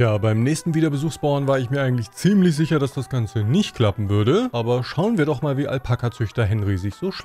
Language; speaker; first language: German; native; German